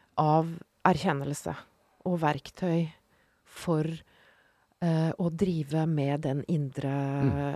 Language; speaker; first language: Norwegian; native; Norwegian